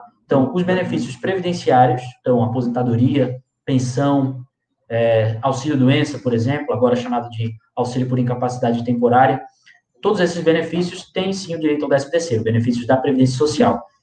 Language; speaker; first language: Portuguese; native; Portuguese